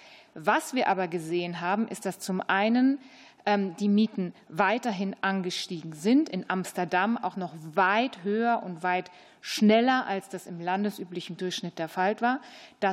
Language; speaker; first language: German; native; German